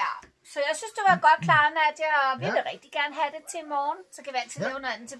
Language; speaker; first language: Danish; native; Danish